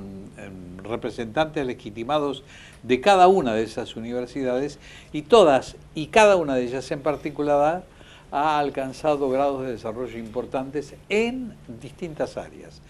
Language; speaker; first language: Spanish; native; Spanish